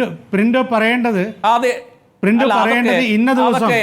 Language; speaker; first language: Malayalam; native; Malayalam